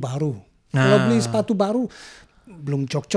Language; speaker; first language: Indonesian; non-native, learner; German